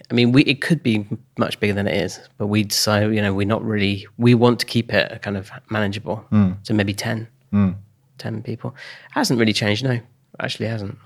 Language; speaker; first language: English; native; English